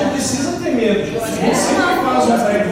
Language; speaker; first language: Portuguese; native; Portuguese